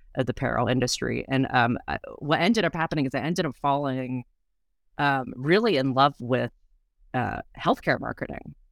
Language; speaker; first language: English; native; English